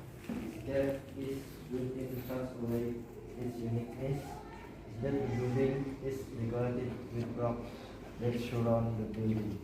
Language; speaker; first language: English; non-native, learner; Indonesian